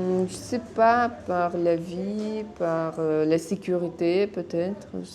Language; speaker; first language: French; non-native, fluent; Russian